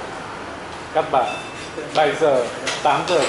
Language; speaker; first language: Vietnamese; non-native, learner; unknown